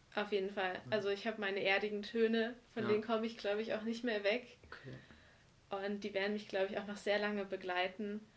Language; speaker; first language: German; native; German